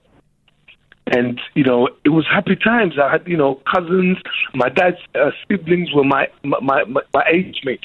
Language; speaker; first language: English; early bilingual, other home language; Lingala